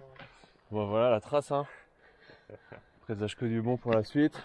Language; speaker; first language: French; native; French